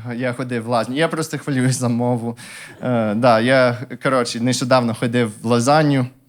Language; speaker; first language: Ukrainian; non-native, fluent; English